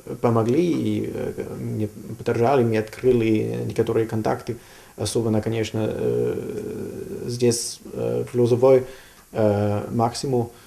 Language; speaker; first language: Russian; non-native, learner; German